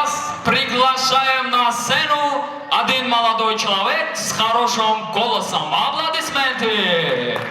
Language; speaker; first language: Russian; non-native, learner; Tajik